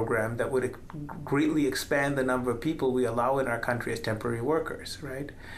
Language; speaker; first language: English; non-native, local second language; Tamil